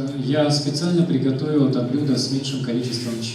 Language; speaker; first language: Russian; native; Russian